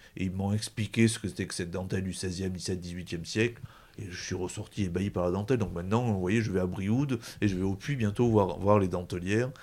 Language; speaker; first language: French; native; French